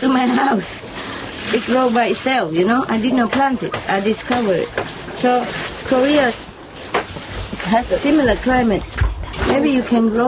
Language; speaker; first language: English; non-native, fluent; Vietnamese